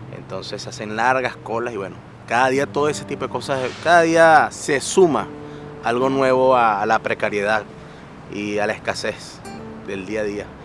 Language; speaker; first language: Spanish; native; Spanish